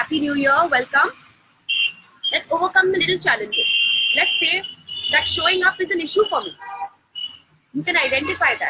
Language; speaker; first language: English; non-native, local second language; Hindi